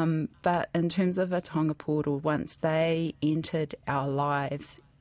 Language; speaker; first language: English; native; English